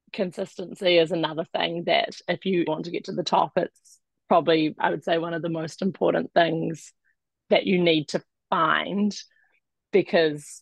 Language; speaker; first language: English; native; English